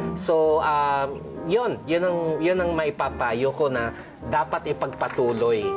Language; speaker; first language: Filipino; native; Filipino